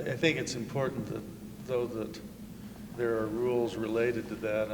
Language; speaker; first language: English; native; English